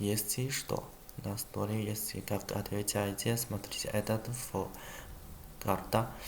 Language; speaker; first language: Russian; non-native, learner; Chinese